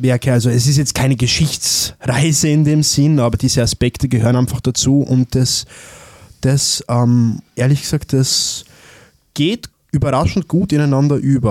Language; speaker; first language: German; early bilingual, other home language; Italian